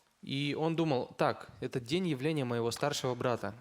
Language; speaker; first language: Russian; native; Russian